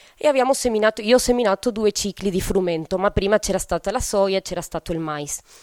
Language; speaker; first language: Italian; non-native, fluent; Spanish